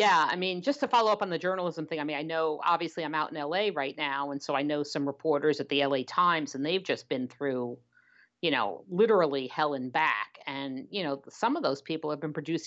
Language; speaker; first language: English; native; English